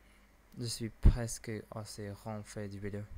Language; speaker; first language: French; non-native, learner; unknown